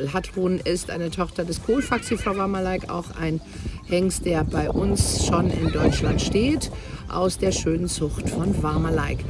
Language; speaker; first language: German; native; German